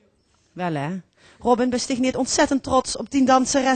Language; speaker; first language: Dutch; native; Dutch